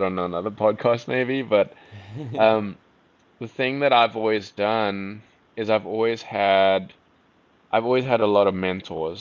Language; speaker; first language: English; native; English